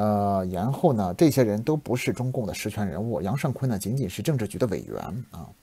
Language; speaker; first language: Chinese; native; Chinese